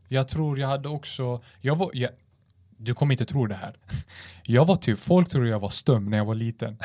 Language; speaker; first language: Swedish; early bilingual, other home language; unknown